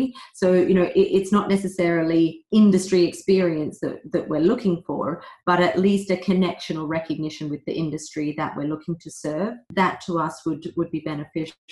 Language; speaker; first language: English; native; English